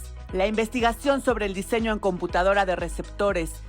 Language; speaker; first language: Spanish; native; Spanish